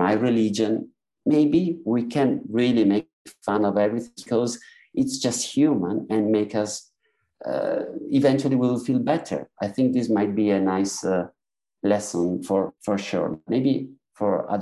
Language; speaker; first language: English; non-native, fluent; Italian